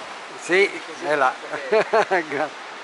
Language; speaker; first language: Italian; native; Italian